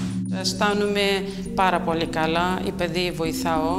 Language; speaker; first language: Greek; non-native, fluent; Kurdish